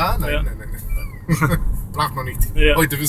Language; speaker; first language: German; non-native, learner; Greek